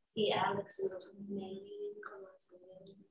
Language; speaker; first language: Spanish; non-native, learner; English